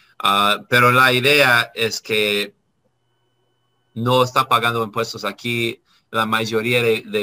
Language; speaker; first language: Spanish; non-native, learner; English